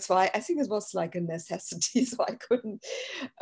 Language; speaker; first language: English; non-native, fluent; German